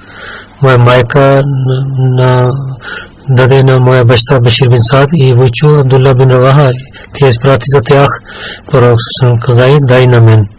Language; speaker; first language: Bulgarian; non-native, learner; Urdu